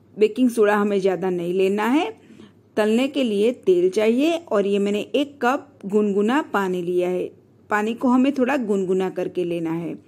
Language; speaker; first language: Hindi; non-native, local second language; Gujarati